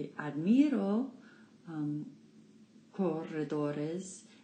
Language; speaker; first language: Spanish; non-native, learner; English